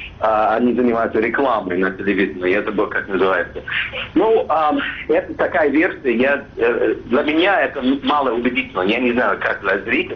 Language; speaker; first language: Russian; non-native, fluent; English